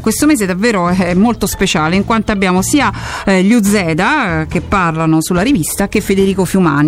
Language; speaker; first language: Italian; native; Italian